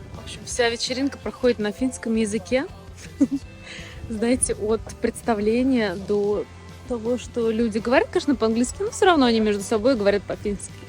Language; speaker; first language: Russian; native; Russian